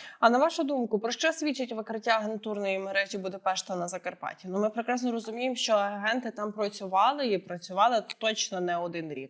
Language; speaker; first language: Ukrainian; native; Ukrainian